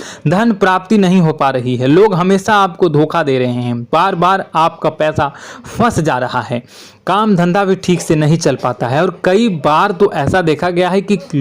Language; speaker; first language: Hindi; native; Hindi